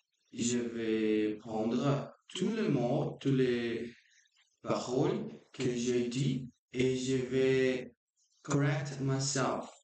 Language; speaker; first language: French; non-native, learner; Portuguese